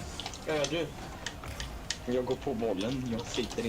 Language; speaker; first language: Swedish; native; Swedish